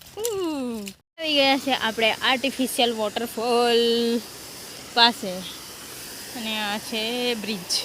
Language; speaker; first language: Gujarati; native; Gujarati